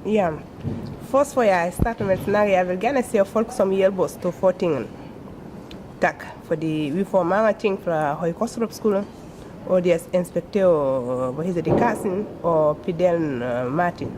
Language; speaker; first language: Danish; non-native, learner; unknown